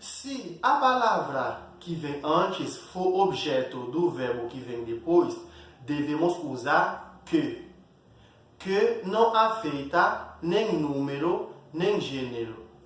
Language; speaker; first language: Portuguese; non-native, fluent; Haitian Creole